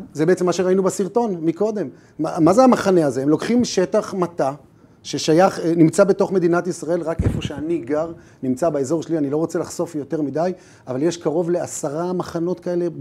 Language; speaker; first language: Hebrew; native; Hebrew